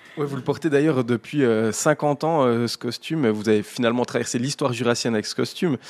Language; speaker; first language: French; native; French